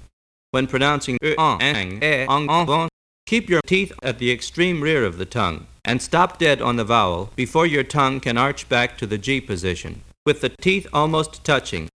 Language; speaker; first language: English; native; English